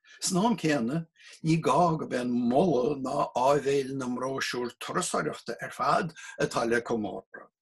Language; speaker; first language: Irish; native; Irish